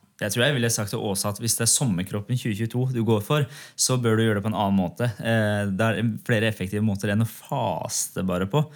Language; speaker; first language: Norwegian; early bilingual, other home language; Persian